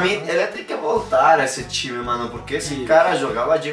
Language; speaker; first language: Portuguese; non-native, fluent; Spanish